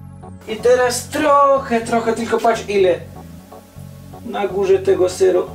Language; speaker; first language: Polish; non-native, learner; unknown